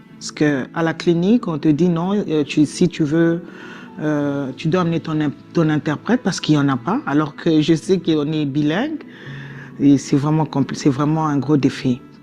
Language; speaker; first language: French; non-native, local second language; Lingala